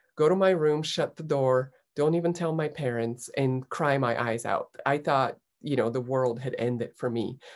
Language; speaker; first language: English; non-native, fluent; Bulgarian